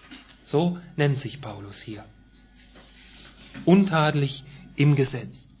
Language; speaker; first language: German; native; German